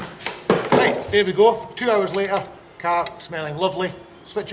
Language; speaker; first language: English; native; English